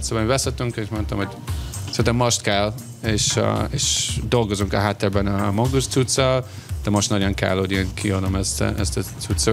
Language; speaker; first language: Hungarian; non-native, fluent; English